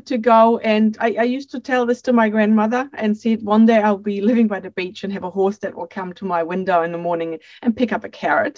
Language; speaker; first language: English; non-native, fluent; German